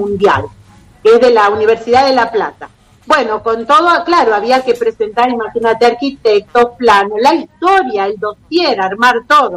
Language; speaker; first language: Spanish; native; Spanish